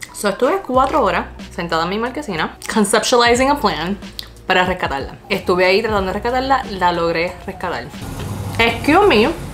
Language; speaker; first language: Spanish; early bilingual, other home language; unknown